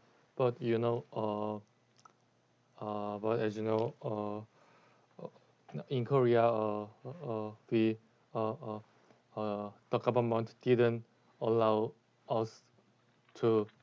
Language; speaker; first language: English; non-native, learner; Korean